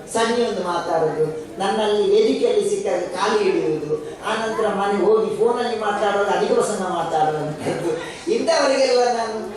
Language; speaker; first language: Kannada; native; Kannada